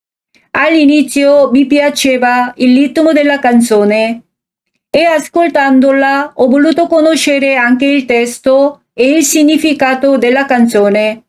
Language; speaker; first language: Italian; non-native, fluent; Korean